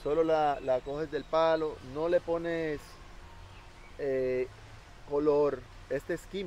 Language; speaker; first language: Spanish; native; Spanish